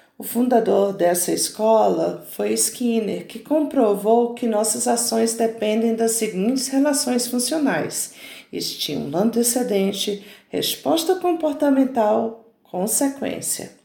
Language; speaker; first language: Portuguese; native; Portuguese